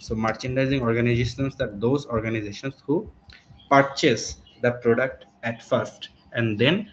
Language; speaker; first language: English; non-native, local second language; Bangla